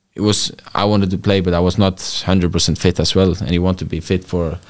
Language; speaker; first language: English; non-native, fluent; Icelandic